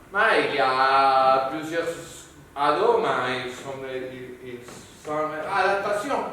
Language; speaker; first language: French; non-native, learner; Spanish